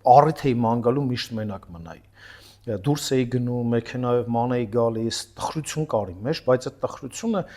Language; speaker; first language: Armenian; native; Armenian